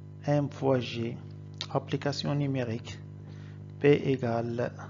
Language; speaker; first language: French; non-native, local second language; Arabic